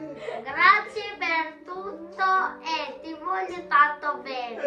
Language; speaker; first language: Italian; early bilingual, other home language; Filipino